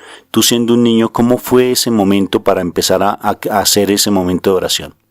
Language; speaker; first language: Spanish; native; Spanish